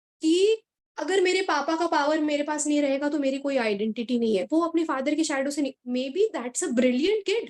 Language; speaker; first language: Hindi; native; Hindi